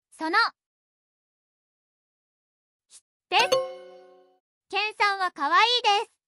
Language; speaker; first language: Japanese; non-native, learner; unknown